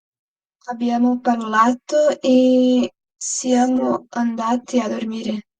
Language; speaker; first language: Italian; non-native, learner; Portuguese